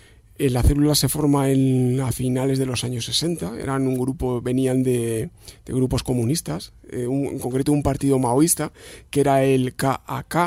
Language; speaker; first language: Spanish; native; Spanish